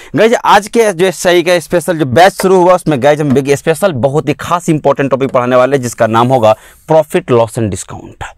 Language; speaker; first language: Hindi; native; Hindi